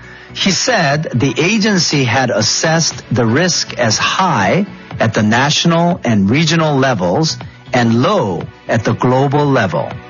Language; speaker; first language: English; non-native, fluent; Korean